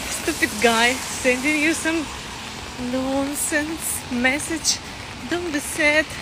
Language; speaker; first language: English; non-native, learner; Russian